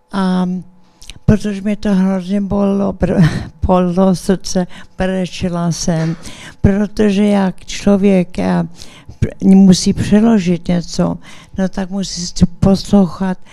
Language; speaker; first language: Czech; early bilingual, heritage; English